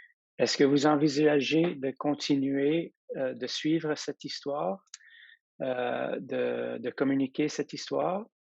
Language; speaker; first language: French; non-native, fluent; English